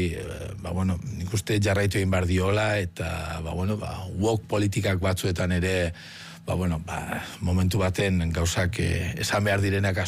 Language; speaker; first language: Basque; native; Basque